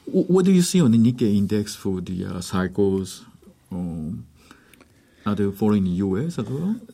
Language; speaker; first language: English; non-native, fluent; Japanese